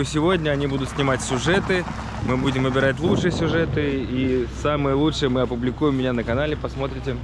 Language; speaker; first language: Russian; native; Russian